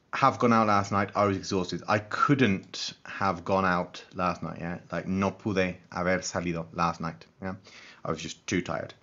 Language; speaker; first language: English; native; English